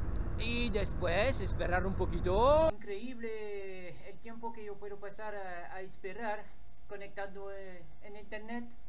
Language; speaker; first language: Spanish; non-native, learner; French